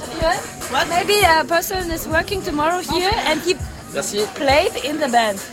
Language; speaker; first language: English; non-native, learner; German